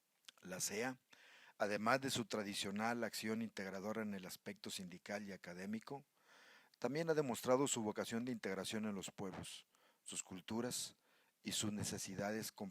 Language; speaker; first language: Spanish; native; Spanish